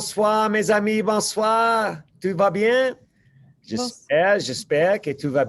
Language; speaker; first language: French; non-native, learner; English